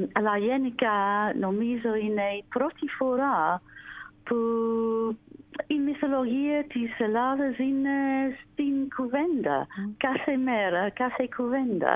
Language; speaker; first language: Greek; non-native, learner; English